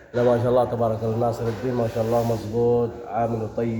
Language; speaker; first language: Arabic; native; Arabic